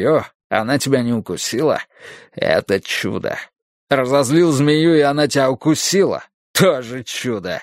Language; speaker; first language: Russian; native; Russian